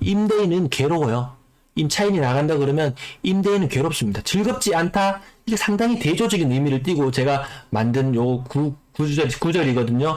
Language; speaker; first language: Korean; native; Korean